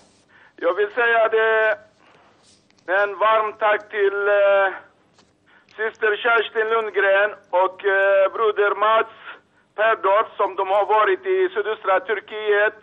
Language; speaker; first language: Swedish; non-native, fluent; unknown